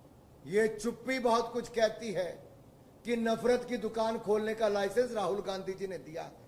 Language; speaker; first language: Hindi; native; Hindi